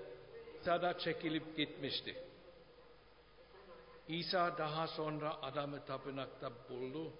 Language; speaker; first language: Turkish; non-native, fluent; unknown